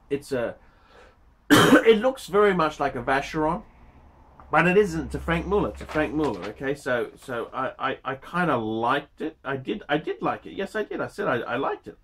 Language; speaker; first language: English; native; English